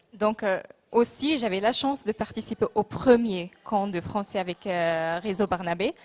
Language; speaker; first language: French; non-native, local second language; Arabic